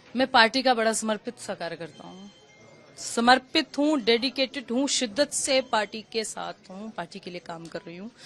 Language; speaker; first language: Hindi; native; Hindi